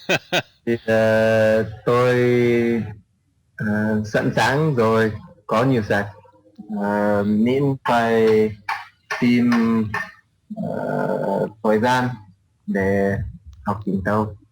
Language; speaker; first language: Vietnamese; non-native, learner; English